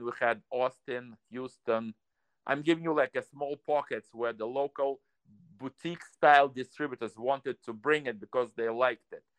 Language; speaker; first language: English; non-native, fluent; Russian